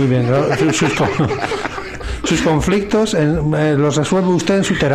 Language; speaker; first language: Spanish; native; Spanish